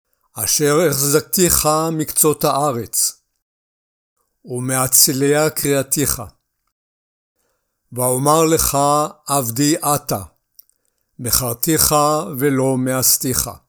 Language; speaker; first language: Hebrew; native; Hebrew